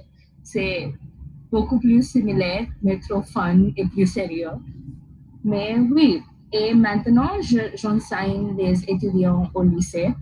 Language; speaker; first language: French; non-native, learner; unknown